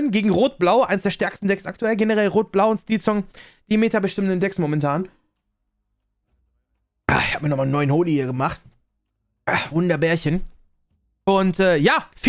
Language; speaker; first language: German; native; German